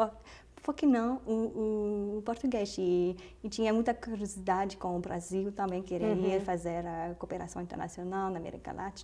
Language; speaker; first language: Portuguese; non-native, fluent; French